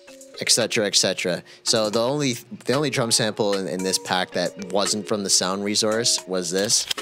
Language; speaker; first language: English; native; English